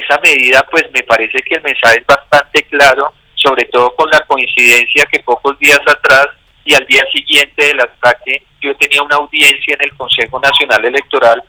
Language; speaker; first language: Spanish; native; Spanish